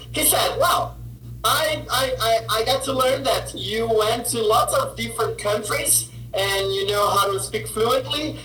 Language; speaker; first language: English; non-native, fluent; Portuguese